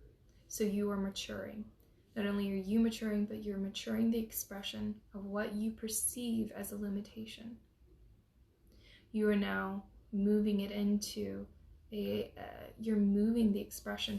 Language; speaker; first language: English; native; English